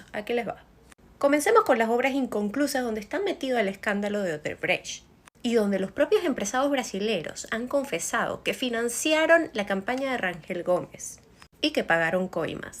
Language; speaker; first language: Spanish; native; Spanish